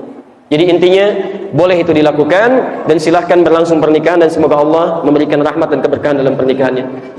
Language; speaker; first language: Indonesian; native; Indonesian